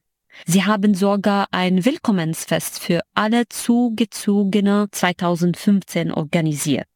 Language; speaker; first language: German; non-native, fluent; Arabic